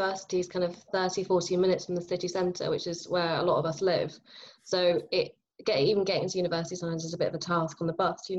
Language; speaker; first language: English; native; English